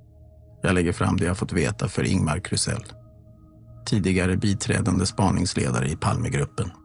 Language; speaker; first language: Swedish; native; Swedish